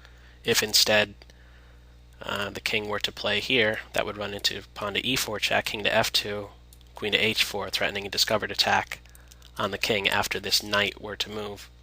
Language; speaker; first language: English; native; English